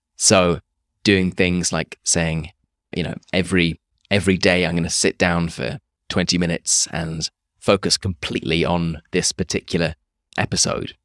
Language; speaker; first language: English; native; English